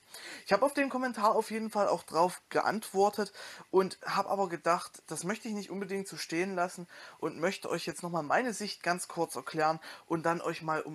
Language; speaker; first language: German; native; German